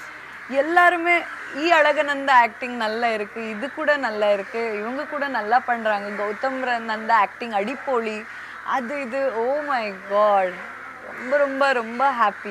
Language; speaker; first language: Tamil; non-native, fluent; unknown